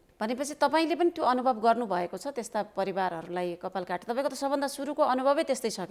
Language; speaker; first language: Nepali; native; Nepali